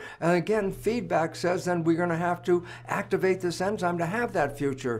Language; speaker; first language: English; native; English